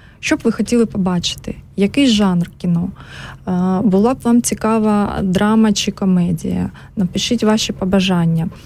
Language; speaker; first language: Ukrainian; native; Ukrainian